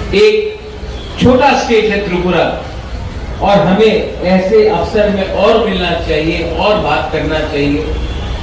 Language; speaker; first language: Hindi; non-native, local second language; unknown